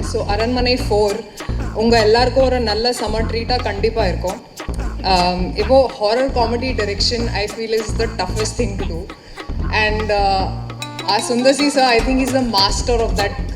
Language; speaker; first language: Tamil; non-native, fluent; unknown